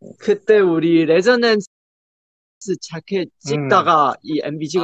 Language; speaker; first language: Korean; non-native, fluent; Chinese